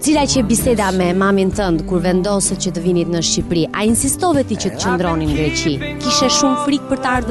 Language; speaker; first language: Albanian; native; Albanian